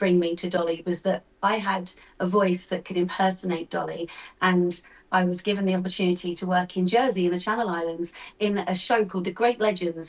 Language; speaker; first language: English; native; English